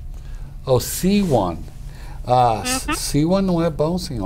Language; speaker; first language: Portuguese; non-native, fluent; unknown